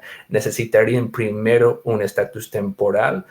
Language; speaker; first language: Spanish; non-native, fluent; English